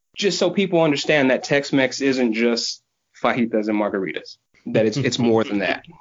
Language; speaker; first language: English; native; English